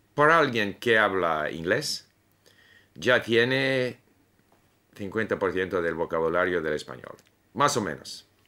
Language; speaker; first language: Spanish; non-native, fluent; English